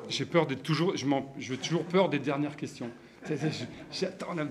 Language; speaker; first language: French; native; French